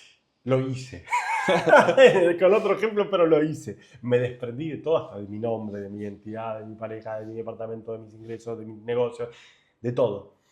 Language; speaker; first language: Spanish; native; Spanish